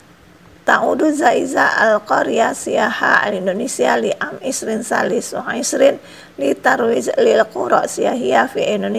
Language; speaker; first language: Arabic; non-native, fluent; Indonesian